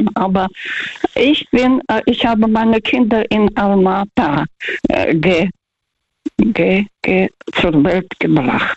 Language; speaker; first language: German; non-native, learner; Russian